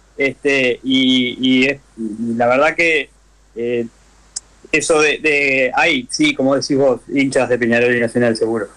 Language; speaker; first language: Spanish; native; Spanish